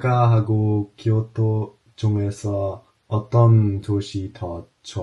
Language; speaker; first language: Korean; non-native, learner; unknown